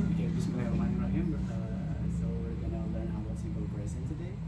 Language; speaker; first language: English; non-native, fluent; Indonesian